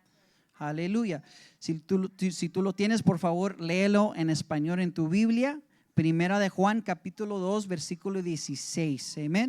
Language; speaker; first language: Spanish; early bilingual, heritage; English